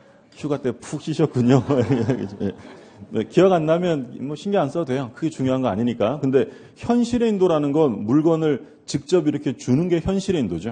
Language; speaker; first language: Korean; native; Korean